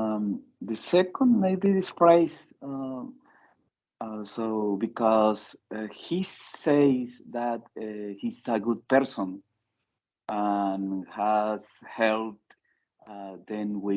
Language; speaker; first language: English; non-native, learner; Spanish